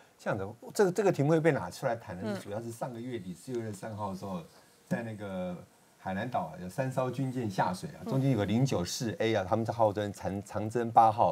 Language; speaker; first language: Chinese; native; Chinese